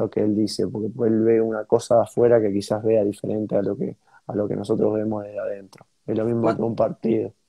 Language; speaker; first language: Spanish; native; Spanish